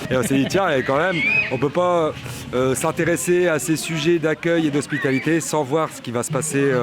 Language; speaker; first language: French; native; French